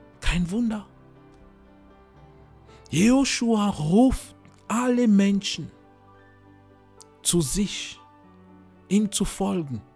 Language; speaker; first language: German; non-native, fluent; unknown